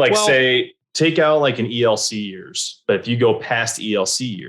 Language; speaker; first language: English; native; English